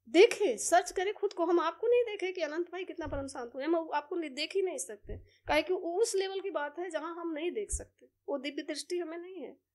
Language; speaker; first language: Hindi; native; Hindi